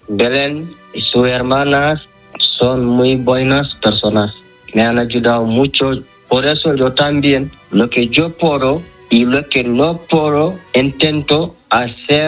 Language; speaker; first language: Spanish; non-native, learner; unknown